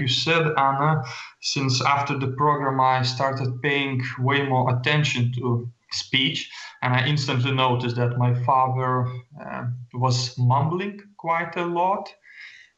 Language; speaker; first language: English; non-native, fluent; Lithuanian